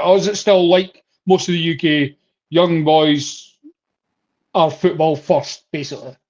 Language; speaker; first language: English; native; English